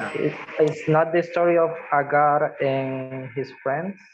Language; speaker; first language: English; non-native, fluent; Spanish